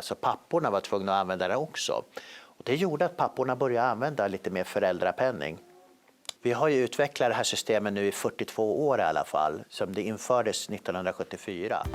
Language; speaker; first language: Swedish; native; Swedish